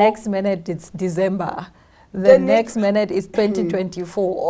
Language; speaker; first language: English; native; English